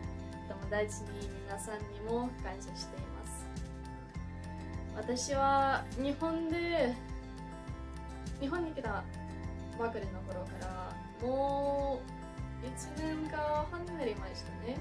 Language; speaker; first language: Japanese; non-native, learner; Ukrainian